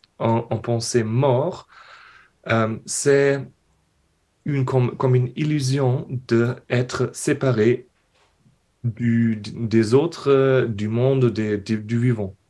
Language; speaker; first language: French; non-native, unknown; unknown